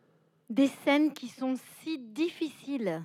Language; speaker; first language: French; native; French